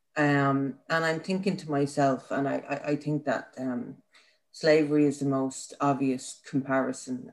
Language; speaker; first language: English; native; English